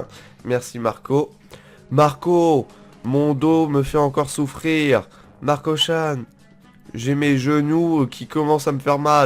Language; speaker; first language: French; native; French